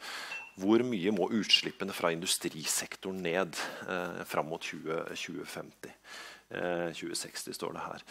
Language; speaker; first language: Norwegian; native; Norwegian